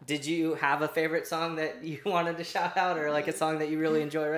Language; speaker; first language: English; native; English